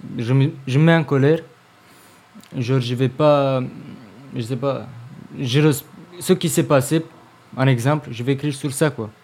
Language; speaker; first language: French; non-native, learner; Romanian